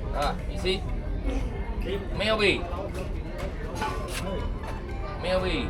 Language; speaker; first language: English; non-native, learner; Vietnamese